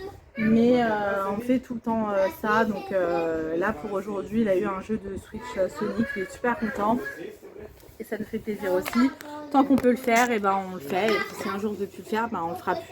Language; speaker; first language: French; native; French